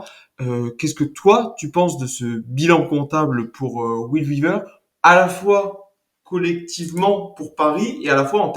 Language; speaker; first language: French; native; French